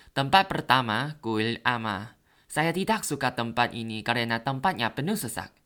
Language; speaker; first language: Indonesian; non-native, learner; Thai